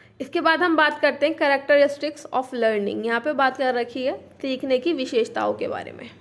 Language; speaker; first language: Hindi; native; Hindi